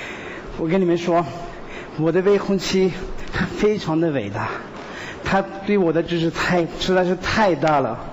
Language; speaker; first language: Chinese; non-native, fluent; Persian